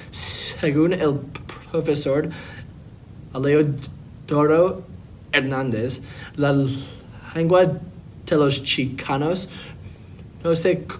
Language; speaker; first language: Spanish; non-native, learner; English